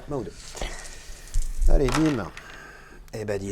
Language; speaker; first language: French; native; French